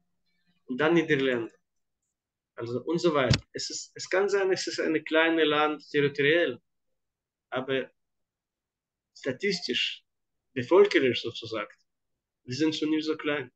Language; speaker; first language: German; non-native, fluent; Hebrew